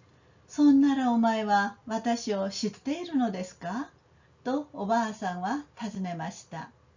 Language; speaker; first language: Japanese; non-native, fluent; Korean